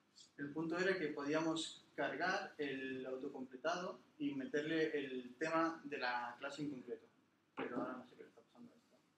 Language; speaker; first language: Spanish; native; Spanish